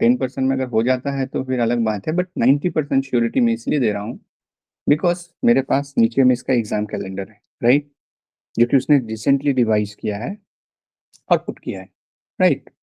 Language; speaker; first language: Hindi; non-native, local second language; Bangla